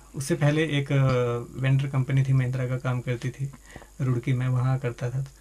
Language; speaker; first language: Hindi; native; Hindi